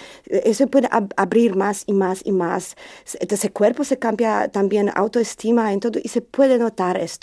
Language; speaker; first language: Spanish; non-native, learner; Polish